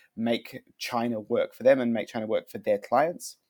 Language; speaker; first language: English; native; English